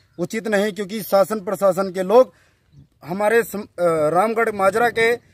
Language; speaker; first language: Hindi; native; Hindi